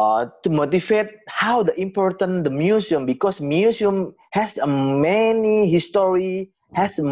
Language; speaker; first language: English; non-native, learner; Indonesian